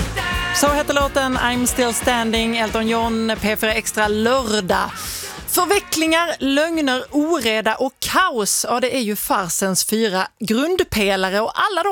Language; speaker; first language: Swedish; native; Swedish